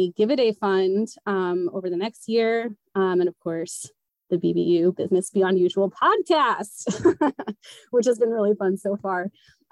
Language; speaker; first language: English; native; English